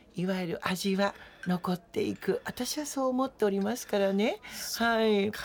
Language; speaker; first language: Japanese; native; Japanese